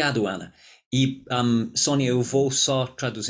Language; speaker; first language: Portuguese; non-native, fluent; English